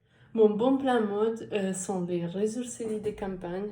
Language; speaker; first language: French; non-native, fluent; Italian